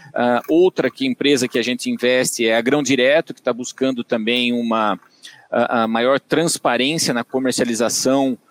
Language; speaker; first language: Portuguese; native; Portuguese